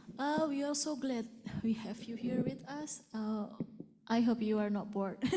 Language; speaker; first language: English; non-native, learner; Indonesian